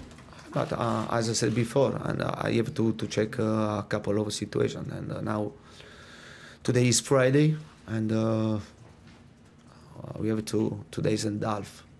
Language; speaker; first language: English; non-native, fluent; Italian